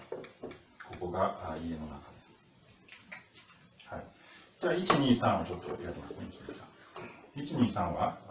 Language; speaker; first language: Japanese; non-native, fluent; Russian